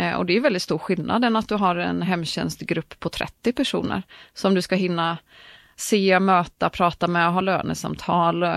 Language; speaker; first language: Swedish; native; Swedish